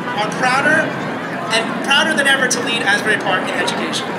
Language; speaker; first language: English; native; English